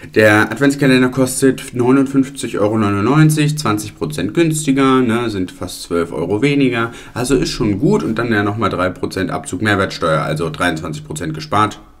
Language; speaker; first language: German; early bilingual, other home language; Italian